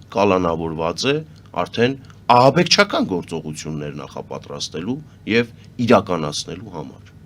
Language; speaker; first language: Armenian; native; Armenian